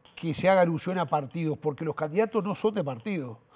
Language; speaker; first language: Spanish; native; Spanish